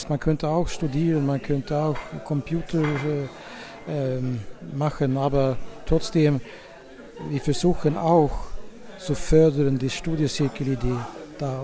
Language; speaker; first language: German; non-native, fluent; Swedish